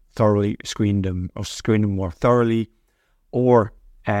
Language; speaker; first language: English; non-native, fluent; Norwegian